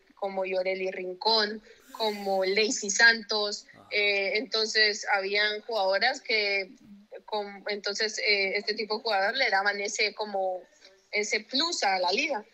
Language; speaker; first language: Spanish; native; Spanish